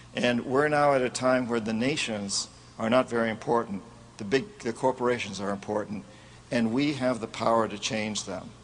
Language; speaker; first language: English; native; English